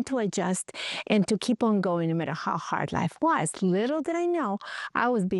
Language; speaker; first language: English; non-native, fluent; Spanish